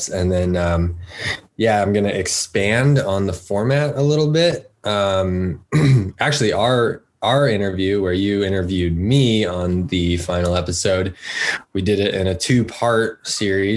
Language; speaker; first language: English; native; English